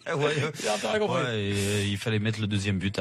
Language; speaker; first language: French; native; French